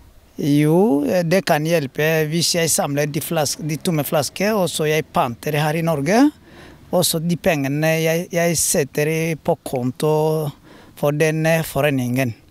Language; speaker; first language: Norwegian; non-native, learner; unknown